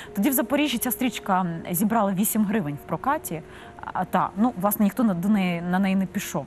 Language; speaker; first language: Ukrainian; native; Ukrainian